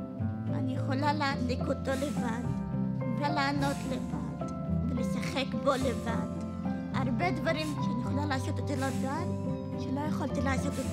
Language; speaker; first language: Hebrew; non-native, local second language; Arabic